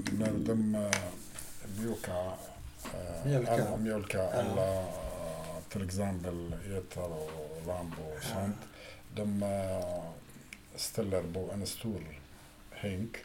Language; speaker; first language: Swedish; non-native, fluent; Arabic